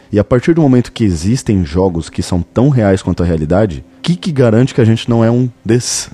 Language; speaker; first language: Portuguese; native; Portuguese